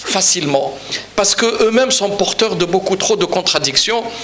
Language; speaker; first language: French; non-native, local second language; Arabic